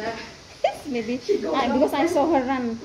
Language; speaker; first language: English; non-native, learner; Indonesian